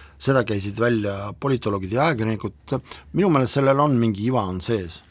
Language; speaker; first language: Estonian; non-native, local second language; Russian